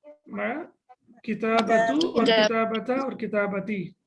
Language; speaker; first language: Arabic; non-native, fluent; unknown